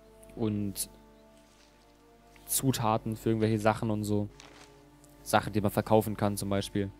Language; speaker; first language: German; native; German